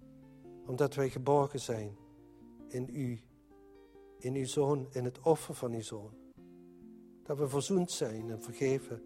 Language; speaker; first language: Dutch; native; Dutch